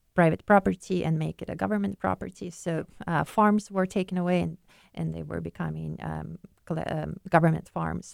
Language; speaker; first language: English; non-native, fluent; Ukrainian